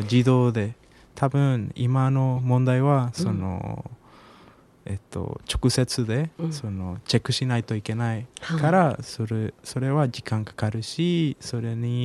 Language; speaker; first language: Japanese; non-native, learner; Spanish